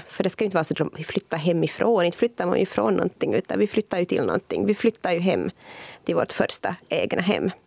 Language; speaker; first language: Swedish; native; Swedish